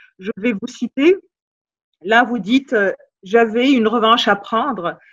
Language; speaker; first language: French; non-native, local second language; Arabic